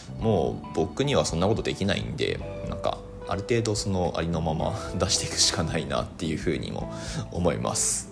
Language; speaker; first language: Japanese; native; Japanese